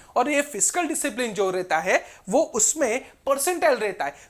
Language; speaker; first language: Hindi; non-native, local second language; Marathi